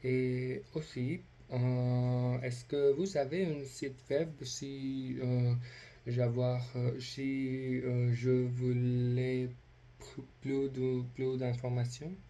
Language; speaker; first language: French; non-native, learner; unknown